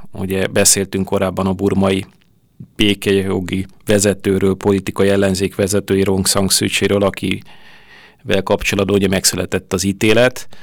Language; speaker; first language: Hungarian; native; Hungarian